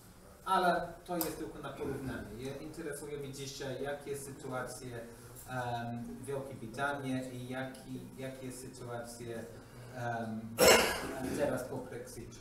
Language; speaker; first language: Polish; non-native, learner; English